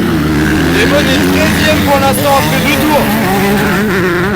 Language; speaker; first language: French; native; French